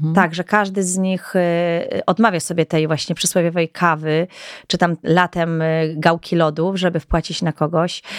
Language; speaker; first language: Polish; native; Polish